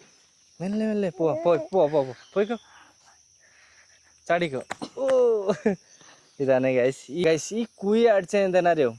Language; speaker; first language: Malayalam; non-native, learner; Bangla